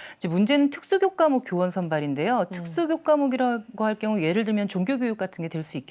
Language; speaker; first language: Korean; native; Korean